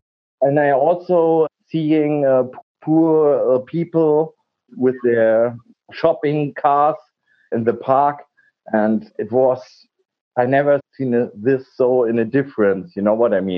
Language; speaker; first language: English; non-native, learner; German